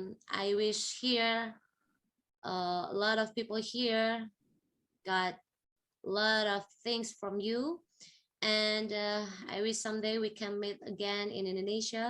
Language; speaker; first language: English; non-native, fluent; Indonesian